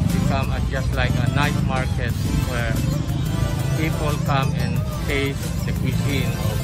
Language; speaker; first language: English; non-native, local second language; Iloko